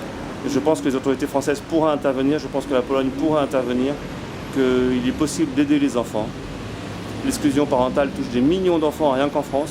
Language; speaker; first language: French; native; French